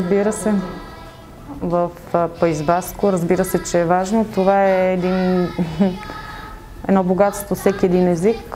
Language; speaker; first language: Bulgarian; early bilingual, heritage; Bulgarian